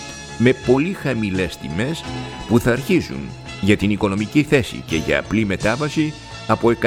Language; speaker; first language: Greek; native; Greek